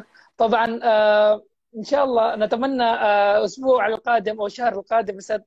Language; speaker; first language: Arabic; non-native, fluent; Indonesian